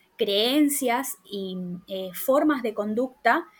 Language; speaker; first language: Spanish; native; Spanish